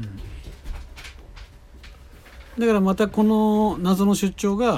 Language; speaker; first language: Japanese; native; Japanese